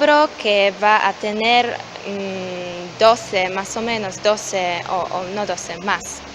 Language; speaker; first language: Spanish; non-native, learner; Polish